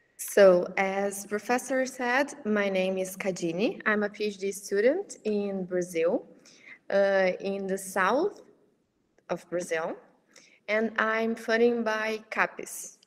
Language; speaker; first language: English; non-native, fluent; Portuguese